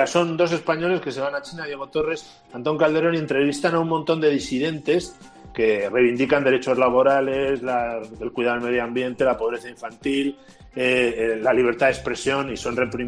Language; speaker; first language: Spanish; native; Spanish